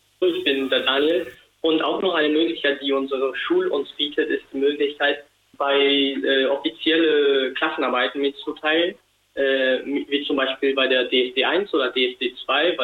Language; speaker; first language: German; non-native, fluent; Spanish